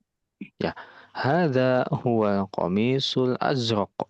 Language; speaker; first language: Arabic; non-native, fluent; Indonesian